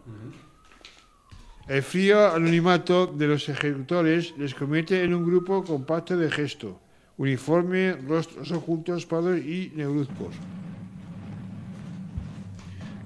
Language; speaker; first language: Spanish; native; Spanish